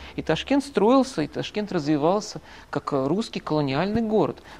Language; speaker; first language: Russian; native; Russian